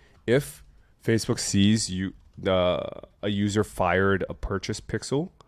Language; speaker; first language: English; native; English